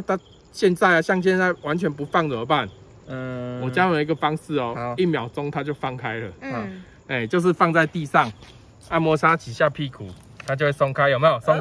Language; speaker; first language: Chinese; native; Chinese